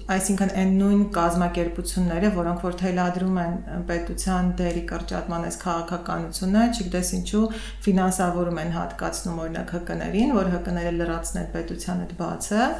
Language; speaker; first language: Armenian; native; Armenian